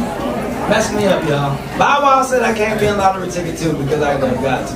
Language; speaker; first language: English; native; English